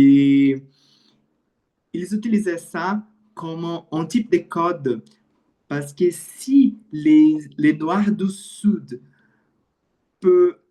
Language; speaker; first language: French; non-native, learner; Portuguese